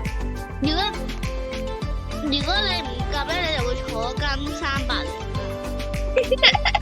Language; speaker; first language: Chinese; early bilingual, heritage; Cantonese